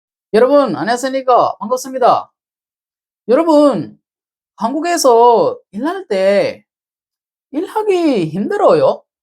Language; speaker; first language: Korean; non-native, fluent; Sinhala